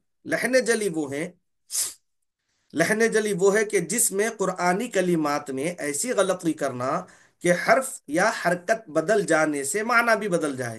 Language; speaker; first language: Urdu; native; Urdu